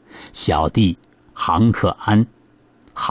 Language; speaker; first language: Chinese; native; Chinese